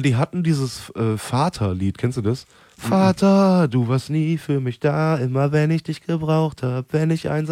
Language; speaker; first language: German; native; German